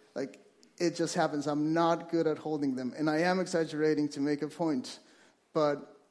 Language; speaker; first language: English; non-native, fluent; Spanish